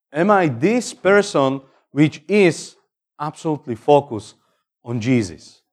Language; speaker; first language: English; non-native, fluent; Slovak